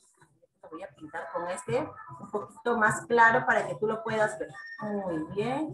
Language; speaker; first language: Spanish; native; Spanish